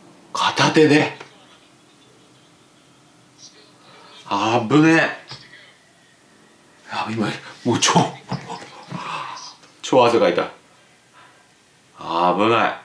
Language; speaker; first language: Japanese; native; Japanese